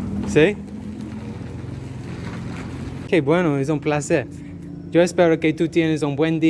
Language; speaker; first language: Spanish; non-native, learner; English